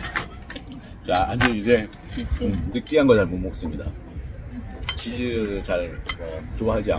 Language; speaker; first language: Korean; native; Korean